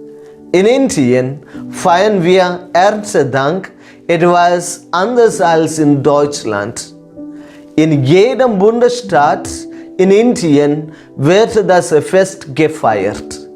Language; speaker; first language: German; non-native, fluent; Malayalam